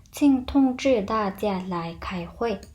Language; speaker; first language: Chinese; non-native, fluent; Mongolian